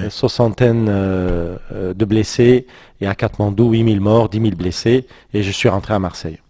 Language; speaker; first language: French; non-native, local second language; Armenian